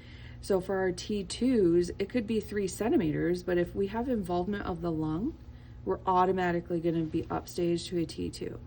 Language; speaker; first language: English; native; English